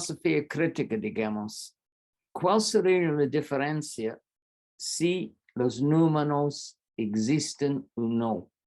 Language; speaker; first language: Spanish; non-native, fluent; English